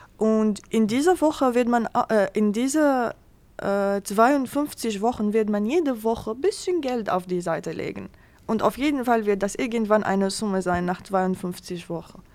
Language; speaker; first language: German; non-native, fluent; Arabic